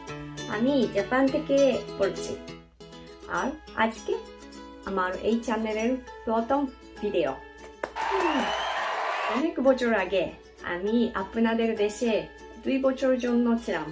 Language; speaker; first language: Bangla; non-native, learner; Japanese